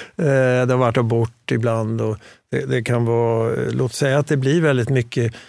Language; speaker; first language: Swedish; native; Swedish